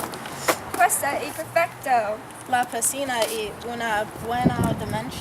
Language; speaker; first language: Italian; non-native, learner; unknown